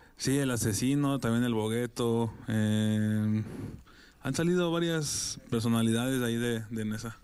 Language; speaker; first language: Spanish; native; Spanish